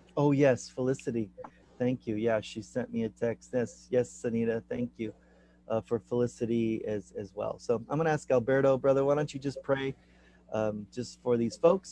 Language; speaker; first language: English; native; English